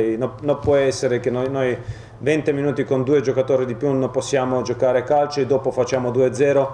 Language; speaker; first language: Italian; non-native, fluent; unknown